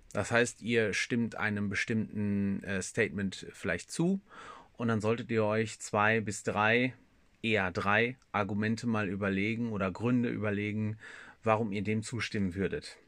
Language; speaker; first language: German; native; German